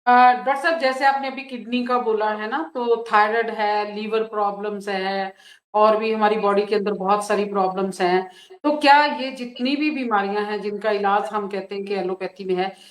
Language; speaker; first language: Hindi; non-native, local second language; Punjabi